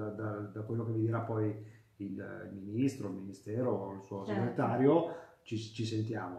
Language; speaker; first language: Italian; native; Italian